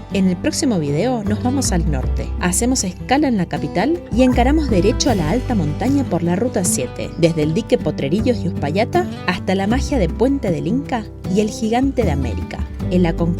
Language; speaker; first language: Spanish; native; Spanish